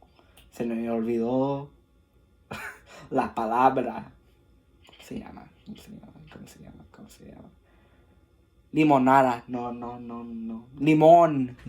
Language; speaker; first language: Spanish; early bilingual, heritage; English